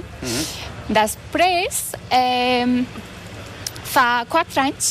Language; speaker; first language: Catalan; non-native, fluent; Turkish